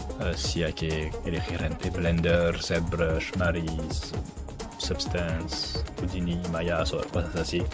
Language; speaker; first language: Spanish; non-native, learner; French